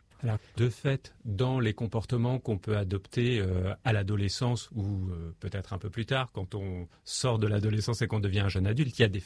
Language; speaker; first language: French; native; French